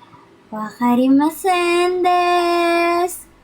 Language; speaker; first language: Japanese; non-native, learner; Filipino